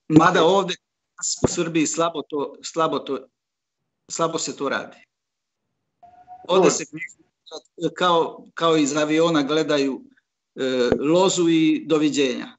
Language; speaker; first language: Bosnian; non-native, local second language; Hungarian